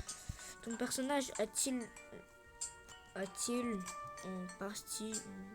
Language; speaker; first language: French; early bilingual, other home language; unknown